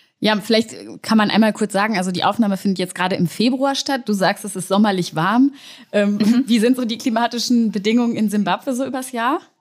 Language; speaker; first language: German; native; German